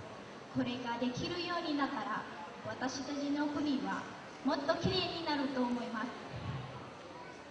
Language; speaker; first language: Japanese; non-native, learner; Lao